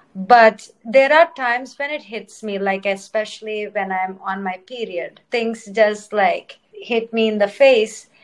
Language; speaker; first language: English; non-native, local second language; Telugu